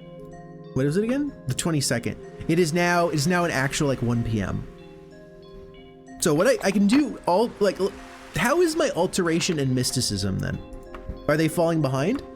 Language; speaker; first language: English; native; English